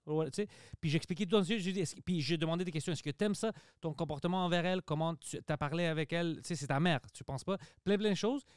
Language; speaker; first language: French; early bilingual, other home language; Greek